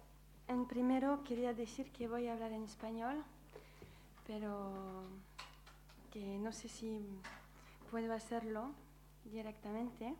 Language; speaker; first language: Spanish; non-native, learner; French